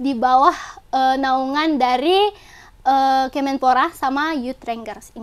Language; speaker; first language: Indonesian; native; Indonesian